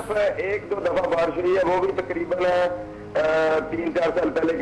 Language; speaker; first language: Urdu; non-native, local second language; Punjabi